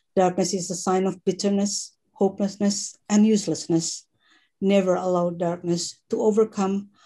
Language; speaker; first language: English; non-native, fluent; Indonesian